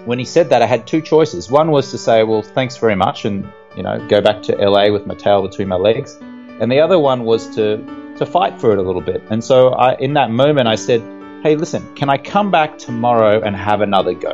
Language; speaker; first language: English; native; English